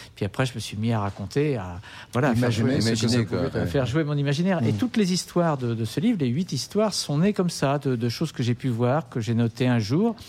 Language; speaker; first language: French; native; French